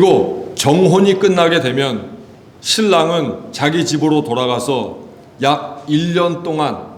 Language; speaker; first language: Korean; native; Korean